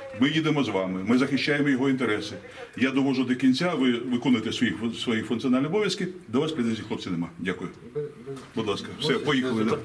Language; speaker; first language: Ukrainian; native; Ukrainian